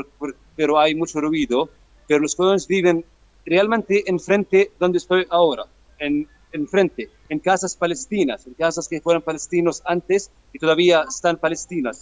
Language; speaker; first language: Spanish; non-native, fluent; Arabic